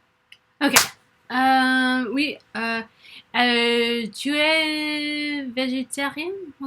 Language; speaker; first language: French; non-native, learner; English